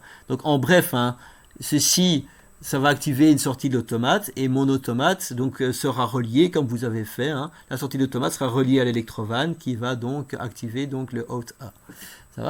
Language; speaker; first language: French; native; French